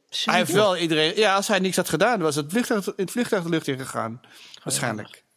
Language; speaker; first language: Dutch; native; Dutch